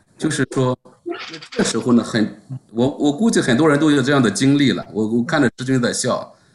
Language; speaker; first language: Chinese; native; Chinese